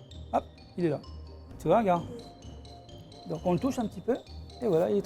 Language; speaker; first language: French; native; French